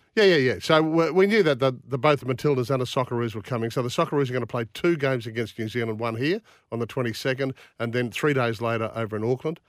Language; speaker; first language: English; native; English